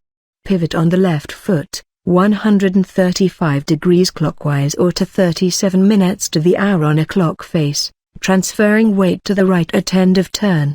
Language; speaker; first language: English; native; English